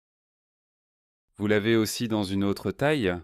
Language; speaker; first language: French; native; French